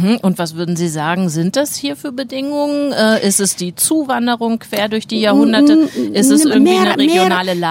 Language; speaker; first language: German; native; German